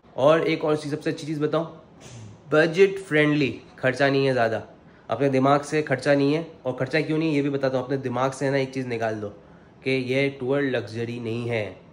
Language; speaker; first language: Urdu; native; Urdu